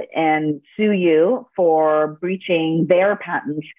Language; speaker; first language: English; early bilingual, other home language; Spanish